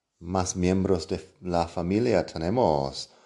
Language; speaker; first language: Spanish; non-native, fluent; English